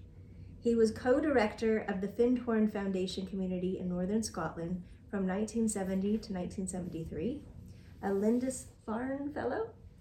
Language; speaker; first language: English; native; English